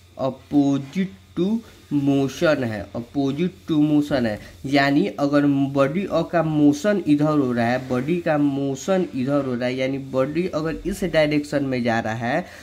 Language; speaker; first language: Hindi; native; Hindi